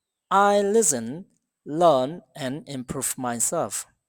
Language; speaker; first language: English; non-native, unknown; Burmese